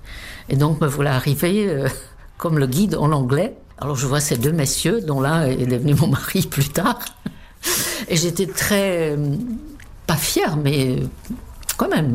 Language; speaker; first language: French; non-native, fluent; Czech